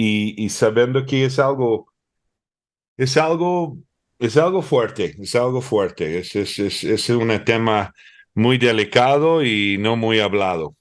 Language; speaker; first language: Spanish; early bilingual, heritage; Spanish